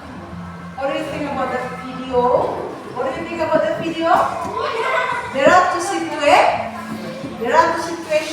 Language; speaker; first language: English; non-native, fluent; Indonesian